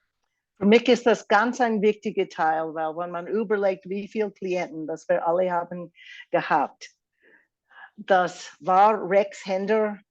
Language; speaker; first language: German; non-native, fluent; English